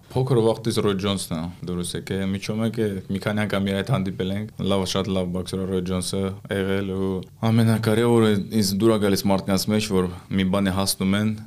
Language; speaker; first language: Armenian; early bilingual, heritage; Armenian